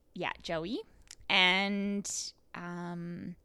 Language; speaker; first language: English; native; English